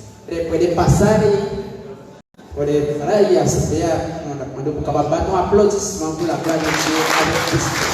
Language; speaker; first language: Spanish; non-native, learner; Haitian Creole